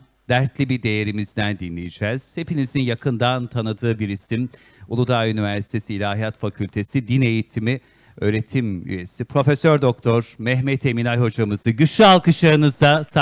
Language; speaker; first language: Turkish; native; Turkish